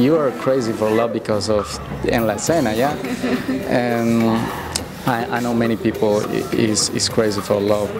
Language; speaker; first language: English; non-native, fluent; Spanish